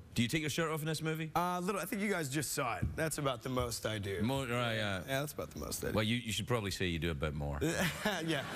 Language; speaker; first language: English; native; English